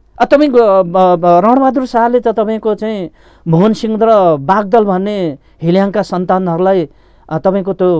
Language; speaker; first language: Nepali; non-native, local second language; Limbu